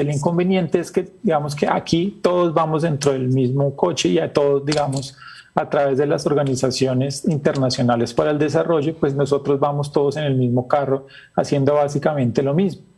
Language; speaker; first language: Spanish; native; Spanish